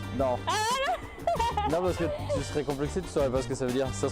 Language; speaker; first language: French; native; French